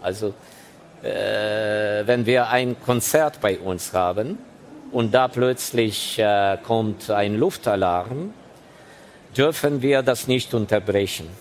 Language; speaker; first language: German; non-native, fluent; Ukrainian